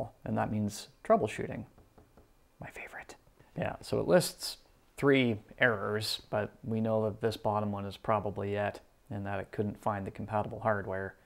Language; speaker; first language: English; native; English